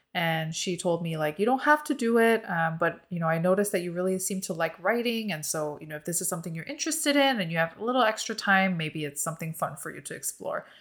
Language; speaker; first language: English; early bilingual, other home language; Korean